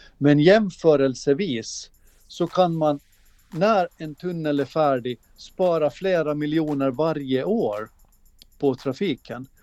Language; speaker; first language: Swedish; native; Swedish